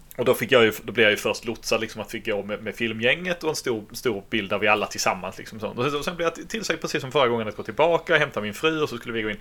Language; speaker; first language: Swedish; native; Swedish